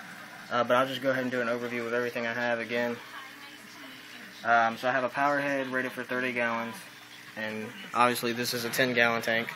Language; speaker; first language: English; native; English